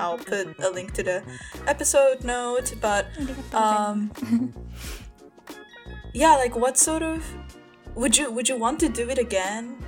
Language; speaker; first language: English; non-native, fluent; Japanese